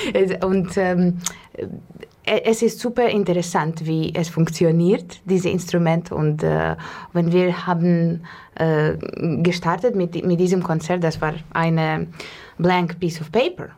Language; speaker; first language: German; non-native, learner; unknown